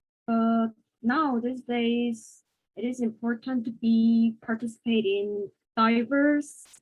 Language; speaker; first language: English; non-native, fluent; Korean